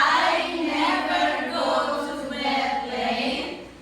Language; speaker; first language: English; non-native, learner; Indonesian